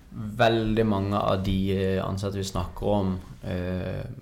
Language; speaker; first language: Norwegian; native; Norwegian